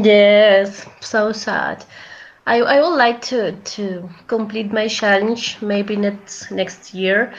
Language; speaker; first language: English; non-native, fluent; Spanish